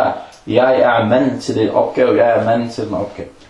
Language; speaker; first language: Danish; non-native, fluent; Arabic